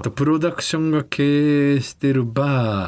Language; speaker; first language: Japanese; native; Japanese